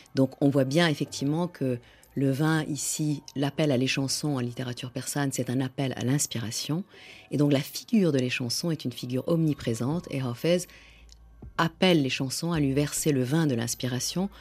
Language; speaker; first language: French; non-native, fluent; Persian